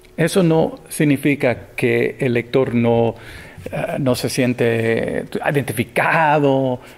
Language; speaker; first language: Spanish; early bilingual, heritage; Spanish